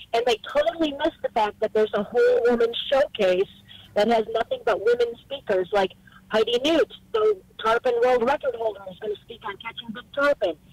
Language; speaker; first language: English; native; English